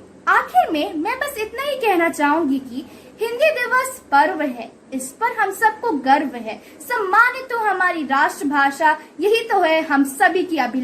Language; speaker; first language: Hindi; native; Hindi